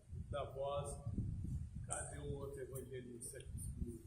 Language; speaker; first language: Portuguese; native; Portuguese